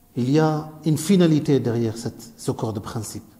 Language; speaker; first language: French; non-native, local second language; Arabic